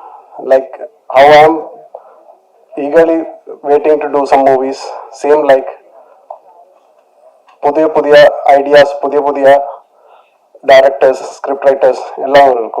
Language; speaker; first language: Tamil; non-native, learner; Malayalam